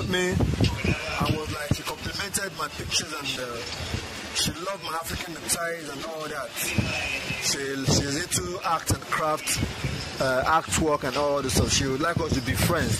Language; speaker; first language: English; non-native, local second language; Igbo